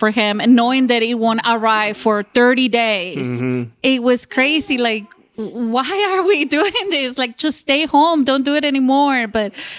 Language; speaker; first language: English; non-native, fluent; Spanish